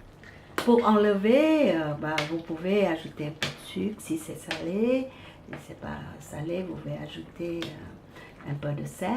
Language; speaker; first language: French; early bilingual, other home language; Vietnamese